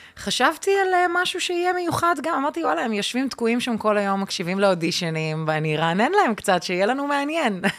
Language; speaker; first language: Hebrew; early bilingual, other home language; Russian